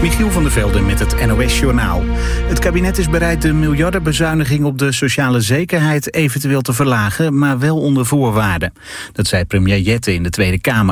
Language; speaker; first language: Dutch; native; Dutch